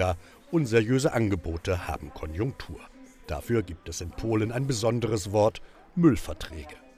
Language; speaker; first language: German; native; German